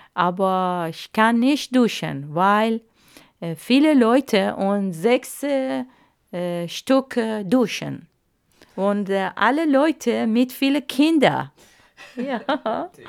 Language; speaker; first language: German; non-native, learner; Arabic